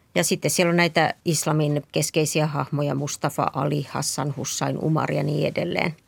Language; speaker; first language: Finnish; native; Finnish